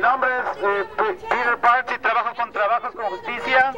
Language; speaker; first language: Spanish; non-native, fluent; English